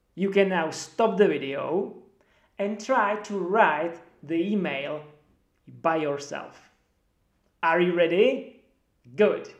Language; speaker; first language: English; non-native, fluent; Czech